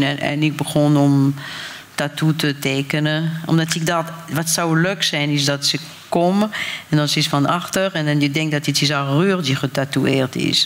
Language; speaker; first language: Dutch; non-native, fluent; French